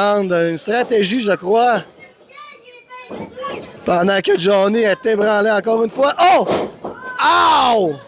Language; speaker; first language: French; native; French